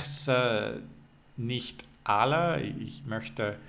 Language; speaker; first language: German; non-native, learner; English